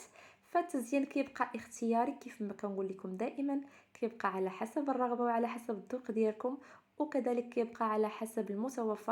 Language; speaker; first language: Arabic; native; Arabic